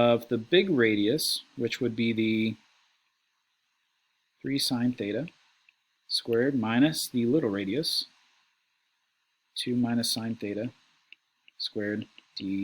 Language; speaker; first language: English; native; English